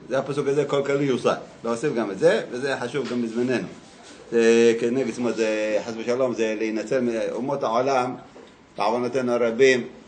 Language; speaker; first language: Hebrew; native; Hebrew